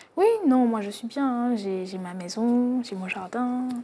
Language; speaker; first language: French; native; French